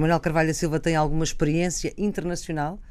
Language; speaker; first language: Portuguese; native; Portuguese